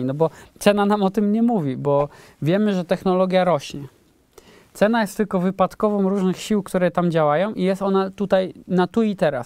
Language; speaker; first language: Polish; native; Polish